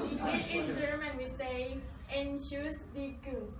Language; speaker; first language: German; non-native, learner; Thai